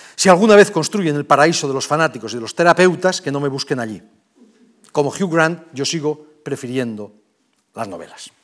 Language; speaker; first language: Spanish; native; Spanish